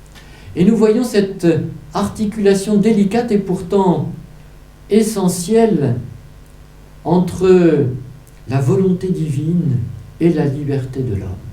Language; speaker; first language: French; native; French